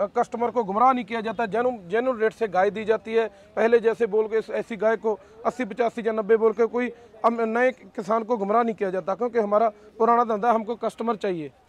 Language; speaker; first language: Hindi; non-native, local second language; Punjabi